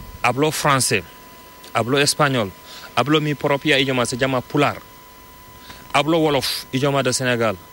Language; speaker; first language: Spanish; non-native, learner; Fula